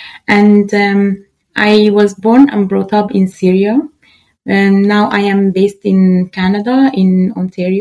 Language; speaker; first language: English; non-native, fluent; Arabic